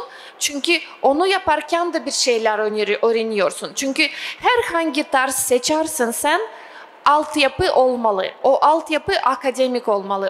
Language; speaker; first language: Turkish; non-native, fluent; Russian